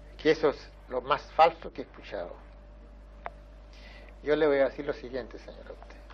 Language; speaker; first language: Spanish; native; Spanish